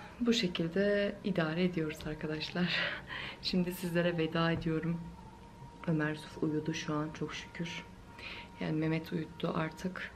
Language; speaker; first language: Turkish; native; Turkish